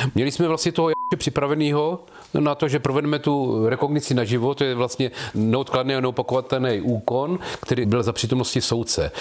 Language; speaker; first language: Czech; native; Czech